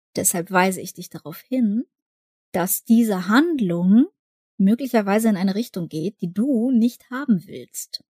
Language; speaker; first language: German; early bilingual, other home language; Russian